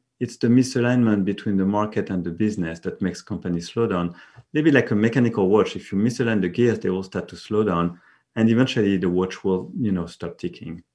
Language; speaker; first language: English; non-native, fluent; French